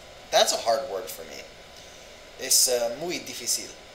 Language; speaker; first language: Spanish; non-native, learner; English